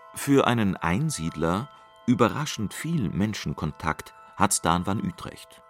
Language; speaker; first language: German; native; German